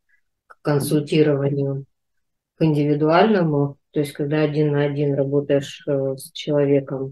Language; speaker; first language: Russian; native; Russian